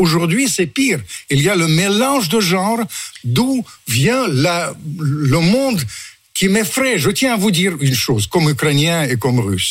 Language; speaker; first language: French; non-native, fluent; Russian